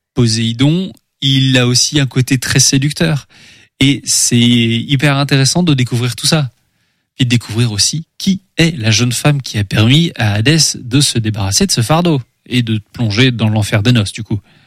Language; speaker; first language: French; native; French